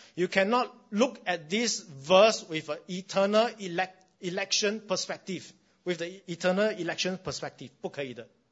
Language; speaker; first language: English; non-native, local second language; Chinese